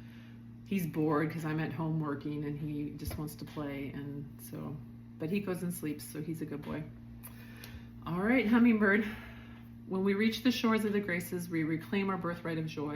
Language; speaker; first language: English; native; English